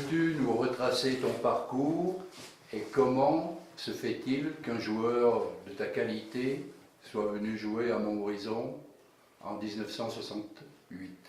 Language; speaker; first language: French; native; French